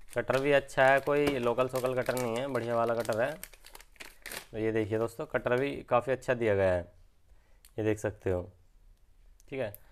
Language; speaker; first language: Hindi; native; Hindi